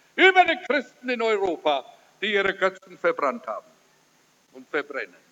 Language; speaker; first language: German; early bilingual, heritage; German